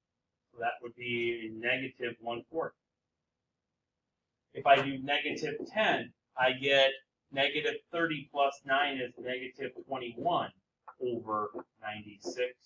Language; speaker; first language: English; native; English